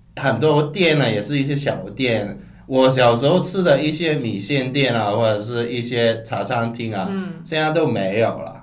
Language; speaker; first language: Chinese; non-native, local second language; Cantonese